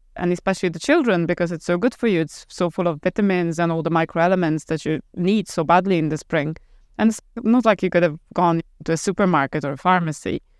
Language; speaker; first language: English; non-native, fluent; Polish